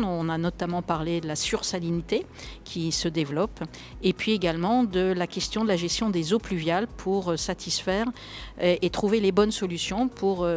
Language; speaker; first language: French; native; French